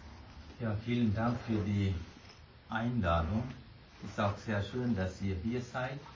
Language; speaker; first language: German; non-native, fluent; Sinhala